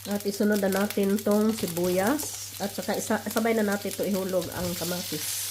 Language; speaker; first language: Filipino; non-native, local second language; Cebuano